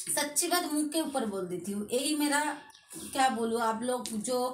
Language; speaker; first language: Hindi; non-native, local second language; Bangla